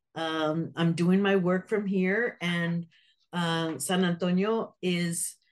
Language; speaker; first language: English; native; English